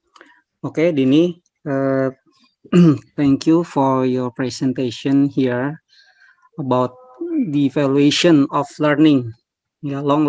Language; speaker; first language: English; non-native, fluent; Indonesian